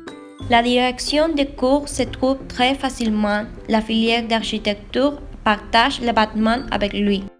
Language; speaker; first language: French; non-native, learner; Spanish